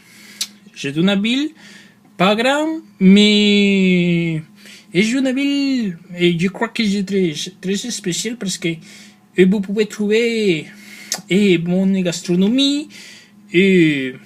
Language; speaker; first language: French; non-native, learner; Spanish